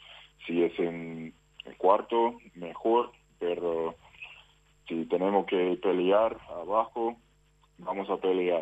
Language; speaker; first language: Spanish; non-native, fluent; English